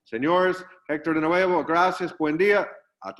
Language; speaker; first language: Spanish; non-native, fluent; English